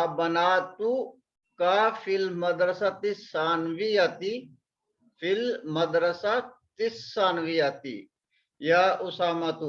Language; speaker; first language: Arabic; non-native, fluent; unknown